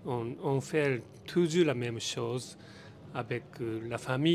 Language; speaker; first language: French; non-native, learner; Japanese